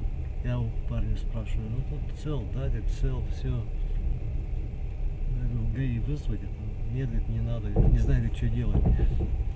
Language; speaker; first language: Russian; native; Russian